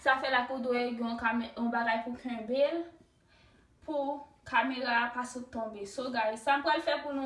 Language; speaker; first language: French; non-native, learner; Haitian Creole